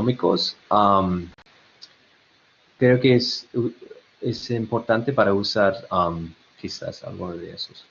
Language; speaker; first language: Spanish; non-native, learner; English